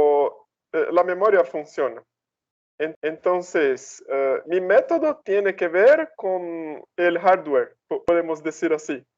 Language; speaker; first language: Spanish; non-native, fluent; Portuguese